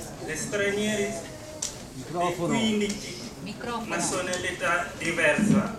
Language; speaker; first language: Italian; non-native, learner; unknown